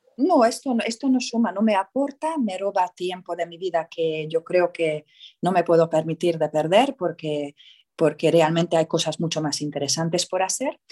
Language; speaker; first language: Spanish; non-native, fluent; Hungarian